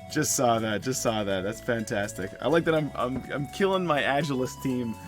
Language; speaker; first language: English; native; English